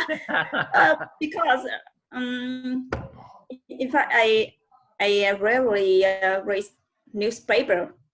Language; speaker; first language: English; non-native, learner; Vietnamese